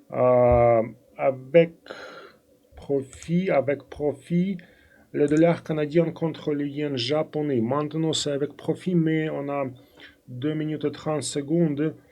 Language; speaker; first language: French; non-native, fluent; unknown